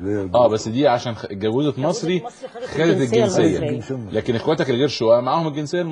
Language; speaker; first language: Arabic; native; Arabic